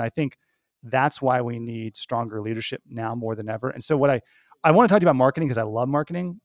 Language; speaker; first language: English; native; English